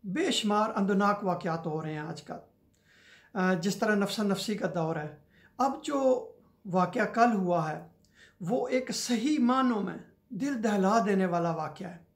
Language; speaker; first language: Urdu; non-native, local second language; Punjabi